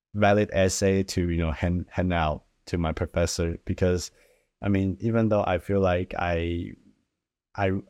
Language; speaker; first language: English; early bilingual, other home language; Chinese